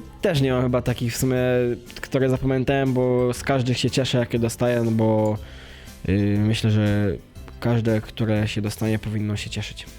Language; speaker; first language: Polish; native; Polish